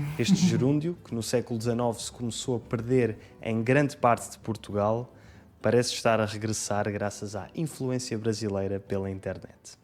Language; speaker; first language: Portuguese; native; Portuguese